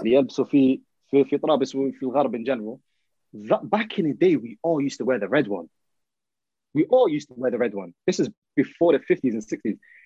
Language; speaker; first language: English; early bilingual, other home language; Arabic